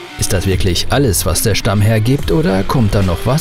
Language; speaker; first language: German; native; German